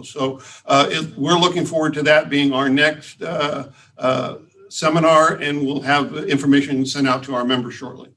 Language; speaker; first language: English; native; English